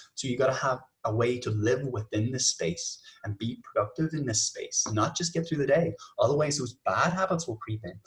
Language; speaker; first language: English; native; English